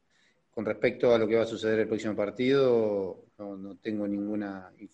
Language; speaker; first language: Spanish; native; Spanish